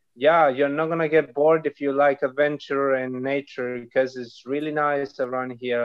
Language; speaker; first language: English; non-native, fluent; Spanish